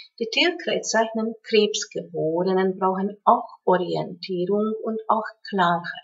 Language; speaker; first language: German; non-native, fluent; Hungarian